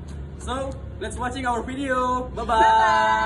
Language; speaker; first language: English; non-native, learner; Indonesian